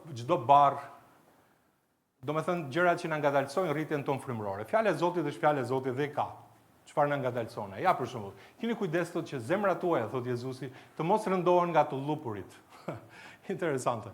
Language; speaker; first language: Albanian; native; Albanian